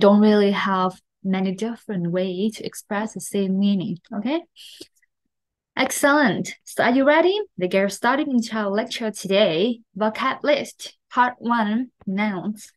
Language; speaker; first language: English; non-native, fluent; Vietnamese